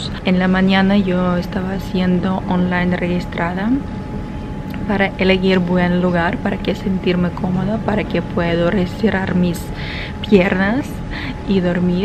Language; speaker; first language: Spanish; non-native, fluent; Ukrainian